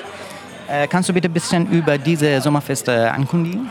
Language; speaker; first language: German; non-native, learner; Persian